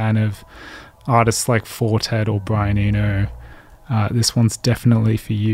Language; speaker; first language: English; native; English